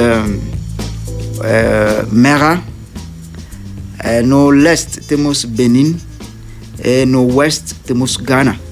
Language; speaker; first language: Portuguese; non-native, learner; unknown